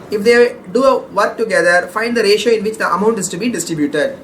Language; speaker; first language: English; non-native, local second language; Tamil